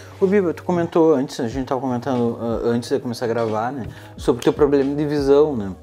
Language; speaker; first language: Portuguese; native; Portuguese